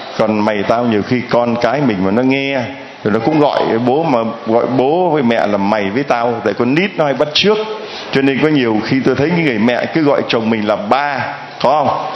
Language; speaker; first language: Vietnamese; native; Vietnamese